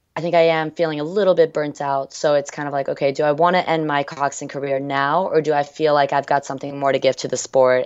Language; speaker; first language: English; early bilingual, other home language; French